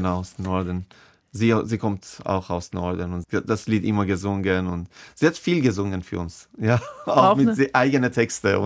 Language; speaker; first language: German; non-native, fluent; Persian